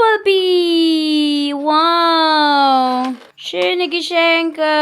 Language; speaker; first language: German; non-native, learner; Cebuano